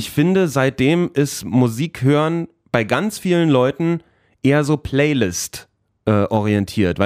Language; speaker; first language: German; native; German